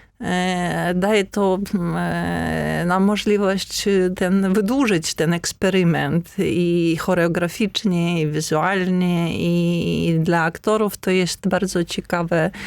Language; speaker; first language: Polish; non-native, fluent; Ukrainian